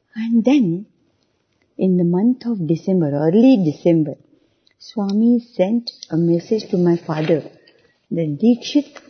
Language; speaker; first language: English; non-native, local second language; Marathi